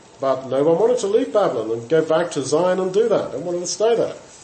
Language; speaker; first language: English; native; English